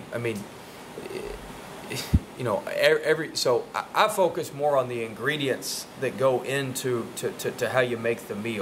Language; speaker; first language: English; native; English